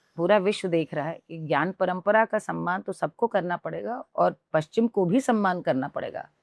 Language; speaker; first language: Hindi; native; Hindi